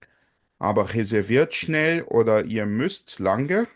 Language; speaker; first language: German; non-native, fluent; Portuguese